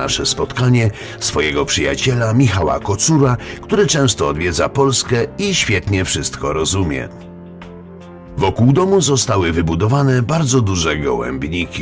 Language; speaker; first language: Polish; native; Polish